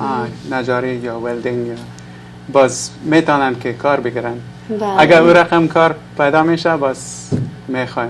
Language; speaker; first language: Persian; non-native, local second language; English